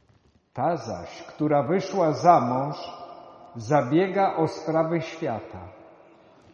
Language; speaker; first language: Polish; native; Polish